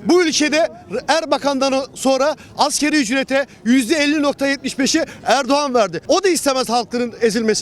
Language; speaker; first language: Turkish; non-native, local second language; Kurdish